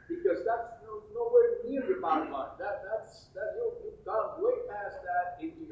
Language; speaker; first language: English; native; English